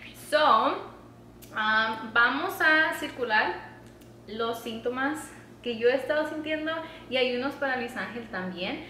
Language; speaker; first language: Spanish; early bilingual, heritage; Spanish